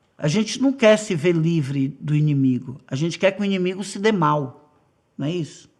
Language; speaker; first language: Portuguese; native; Portuguese